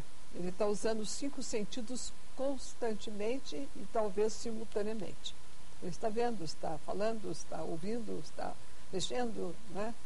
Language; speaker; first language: Portuguese; native; Portuguese